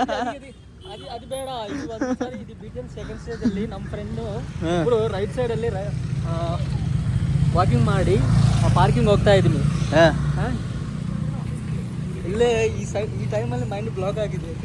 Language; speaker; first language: Kannada; non-native, learner; Telugu